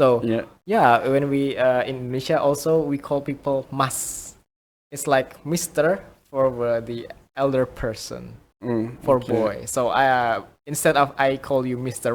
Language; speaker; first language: English; non-native, fluent; Indonesian